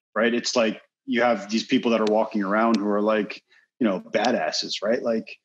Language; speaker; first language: English; native; English